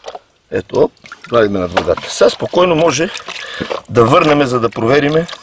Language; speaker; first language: Bulgarian; native; Bulgarian